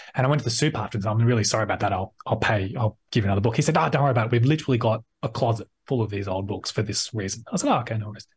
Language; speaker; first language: English; native; English